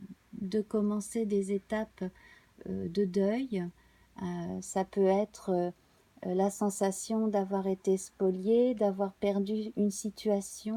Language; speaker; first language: French; native; French